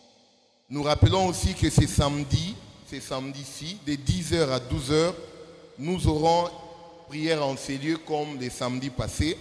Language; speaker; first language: French; non-native, local second language; Lingala